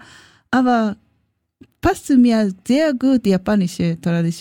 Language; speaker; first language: German; non-native, learner; Japanese